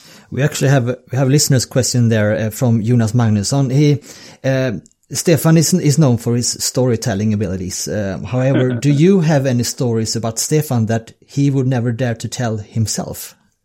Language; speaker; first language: English; non-native, fluent; Swedish